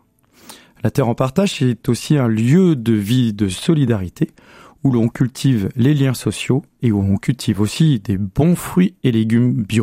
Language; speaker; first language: French; native; French